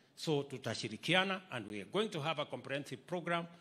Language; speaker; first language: English; non-native, local second language; Swahili